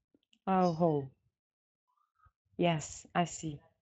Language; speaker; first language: English; non-native, learner; Indonesian